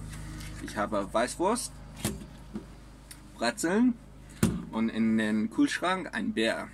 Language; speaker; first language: German; non-native, learner; English